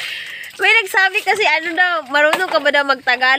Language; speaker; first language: Filipino; non-native, local second language; Cebuano